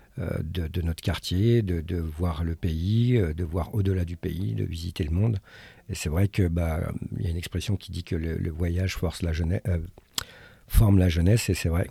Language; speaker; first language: French; early bilingual, other home language; Arabic